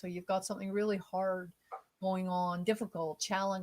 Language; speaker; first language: English; native; English